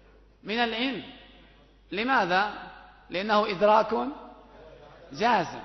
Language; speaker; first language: Arabic; native; Arabic